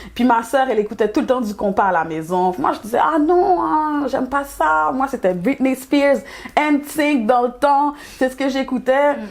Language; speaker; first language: French; early bilingual, other home language; Haitian Creole